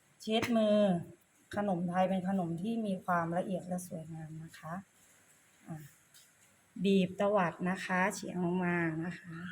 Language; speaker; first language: Thai; native; Thai